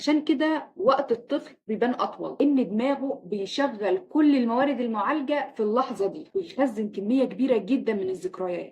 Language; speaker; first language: Arabic; native; Arabic